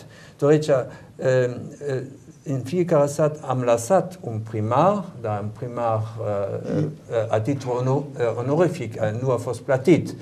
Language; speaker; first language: Romanian; non-native, learner; German